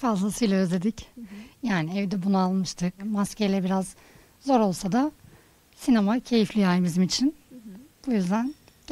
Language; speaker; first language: Turkish; native; Turkish